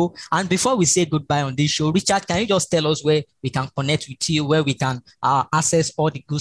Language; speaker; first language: English; non-native, local second language; Yoruba